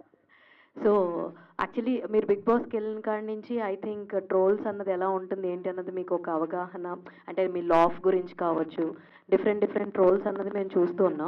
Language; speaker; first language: Telugu; native; Telugu